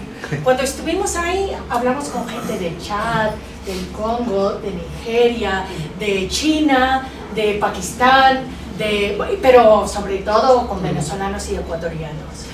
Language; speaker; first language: Spanish; non-native, fluent; English